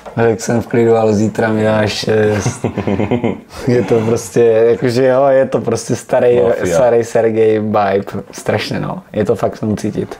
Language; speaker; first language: Czech; native; Czech